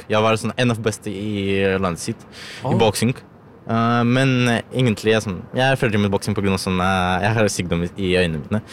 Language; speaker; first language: Norwegian; non-native, learner; Ukrainian